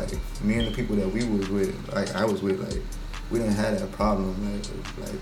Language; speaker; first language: English; native; English